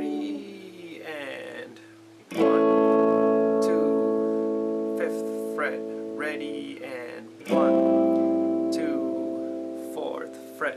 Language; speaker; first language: English; native; English